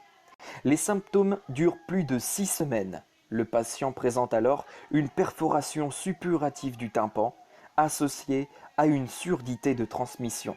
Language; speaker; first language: French; native; French